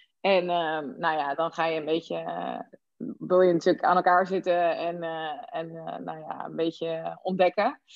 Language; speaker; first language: Dutch; native; Dutch